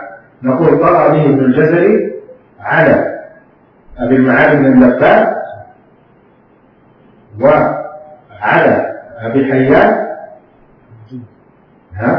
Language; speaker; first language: Arabic; native; Arabic